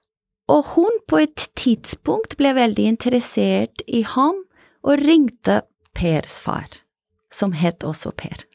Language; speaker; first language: Norwegian; non-native, fluent; Italian